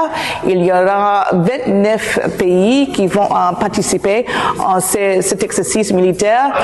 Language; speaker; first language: French; non-native, fluent; English